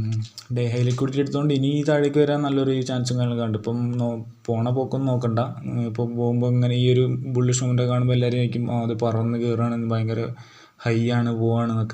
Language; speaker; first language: Malayalam; native; Malayalam